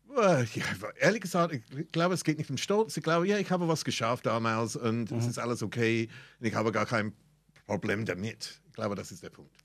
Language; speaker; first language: German; non-native, fluent; English